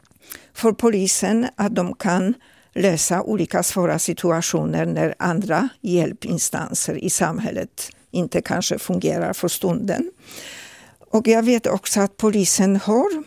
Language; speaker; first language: Swedish; non-native, fluent; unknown